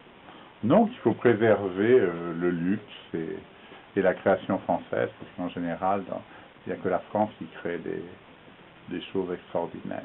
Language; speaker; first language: French; native; French